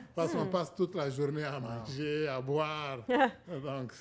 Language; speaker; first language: French; non-native, local second language; Swahili